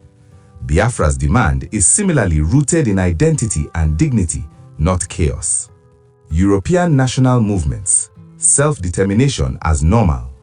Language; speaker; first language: English; non-native, local second language; Igbo